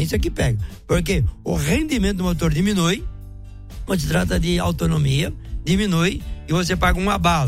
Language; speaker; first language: Portuguese; native; Portuguese